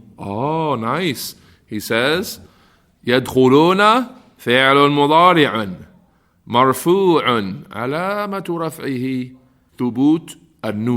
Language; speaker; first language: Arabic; non-native, fluent; English